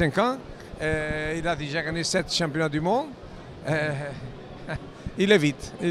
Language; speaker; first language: French; non-native, learner; Italian